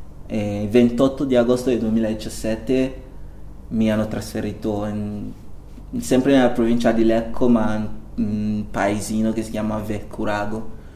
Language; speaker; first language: Italian; non-native, fluent; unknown